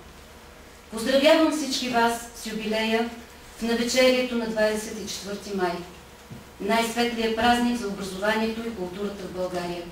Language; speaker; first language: Bulgarian; native; Bulgarian